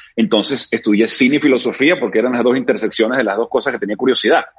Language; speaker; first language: Spanish; native; Spanish